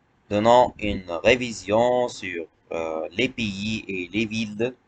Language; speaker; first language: French; non-native, fluent; Arabic